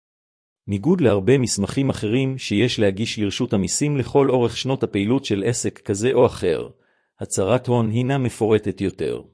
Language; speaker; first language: Hebrew; native; Hebrew